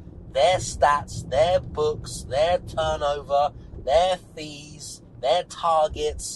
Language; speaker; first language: English; native; English